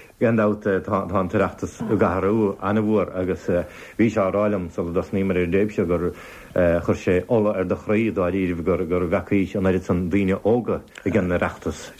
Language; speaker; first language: Irish; native; Irish